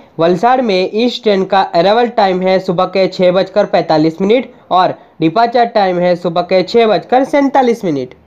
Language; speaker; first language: Hindi; non-native, local second language; Gujarati